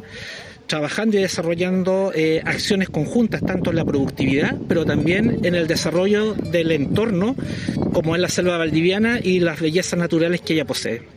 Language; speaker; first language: Spanish; native; Spanish